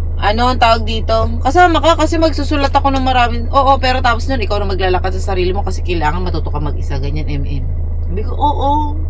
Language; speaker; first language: Filipino; native; Filipino